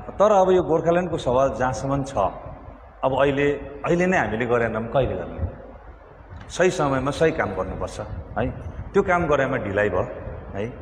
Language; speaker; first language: Nepali; native; Nepali